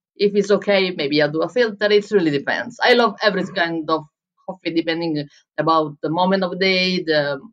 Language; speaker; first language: English; non-native, fluent; Italian